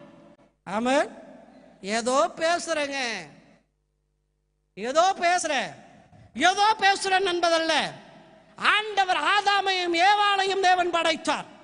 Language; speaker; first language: Tamil; native; Tamil